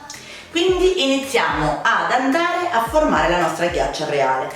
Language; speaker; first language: Italian; native; Italian